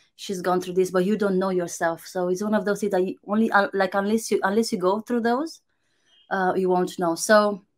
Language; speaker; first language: English; non-native, fluent; Romanian